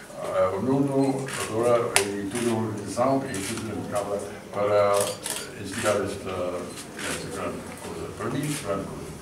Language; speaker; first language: Portuguese; non-native, learner; English